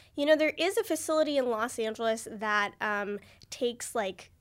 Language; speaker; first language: English; native; English